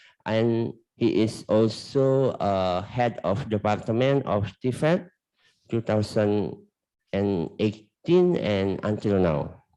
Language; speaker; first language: English; non-native, learner; Indonesian